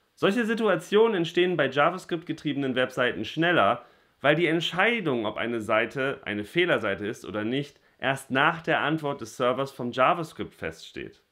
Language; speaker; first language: German; native; German